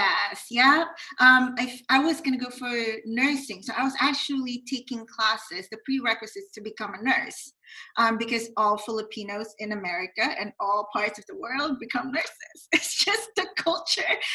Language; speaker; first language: English; non-native, local second language; Filipino